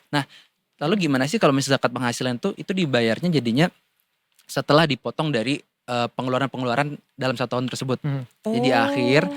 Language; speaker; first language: Indonesian; native; Indonesian